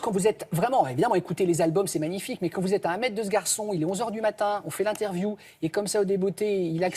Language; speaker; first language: French; native; French